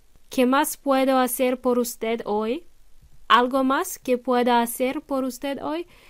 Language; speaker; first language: Spanish; native; Spanish